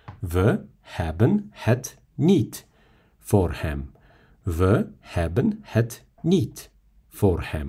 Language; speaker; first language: Dutch; non-native, fluent; Russian